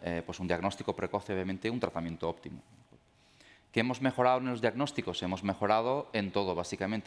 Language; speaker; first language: Spanish; native; Spanish